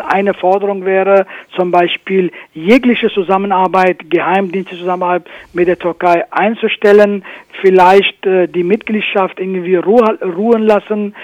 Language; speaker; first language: German; non-native, fluent; Kurdish